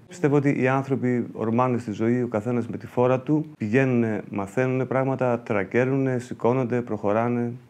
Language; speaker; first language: Greek; early bilingual, heritage; Greek